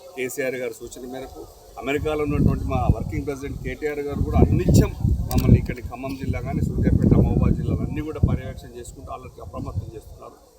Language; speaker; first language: Telugu; native; Telugu